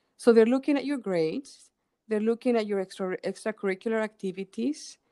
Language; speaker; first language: English; non-native, fluent; Spanish